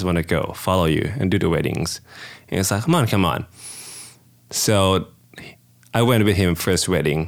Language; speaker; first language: English; non-native, fluent; Thai